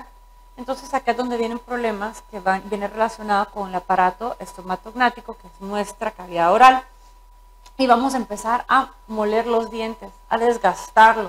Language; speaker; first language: Spanish; native; Spanish